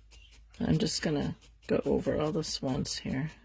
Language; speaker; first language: English; native; English